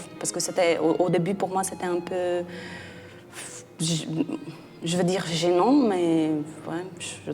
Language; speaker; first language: French; non-native, fluent; Portuguese